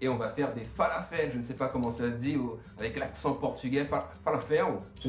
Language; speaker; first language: French; native; French